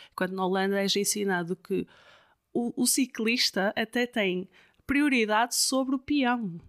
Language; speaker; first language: Portuguese; non-native, fluent; Dutch